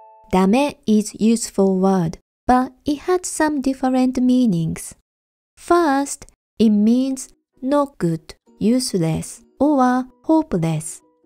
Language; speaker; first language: English; non-native, fluent; Japanese